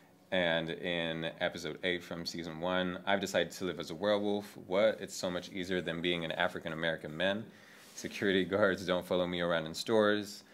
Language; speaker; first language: English; non-native, fluent; French